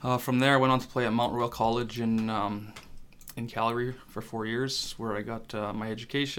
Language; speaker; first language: English; non-native, fluent; French